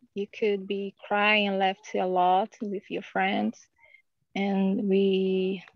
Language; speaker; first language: English; non-native, learner; Portuguese